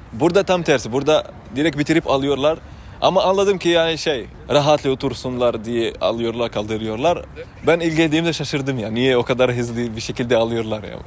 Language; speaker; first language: Turkish; non-native, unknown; Arabic